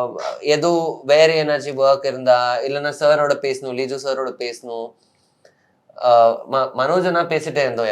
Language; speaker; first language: Tamil; non-native, fluent; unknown